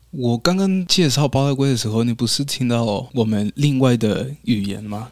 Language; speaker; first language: Chinese; non-native, fluent; Spanish